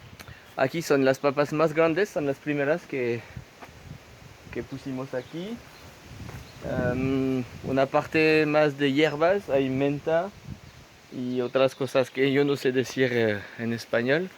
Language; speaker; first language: Spanish; non-native, fluent; French